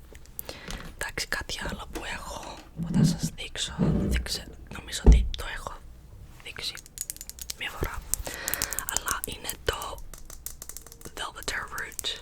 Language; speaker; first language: Greek; early bilingual, heritage; English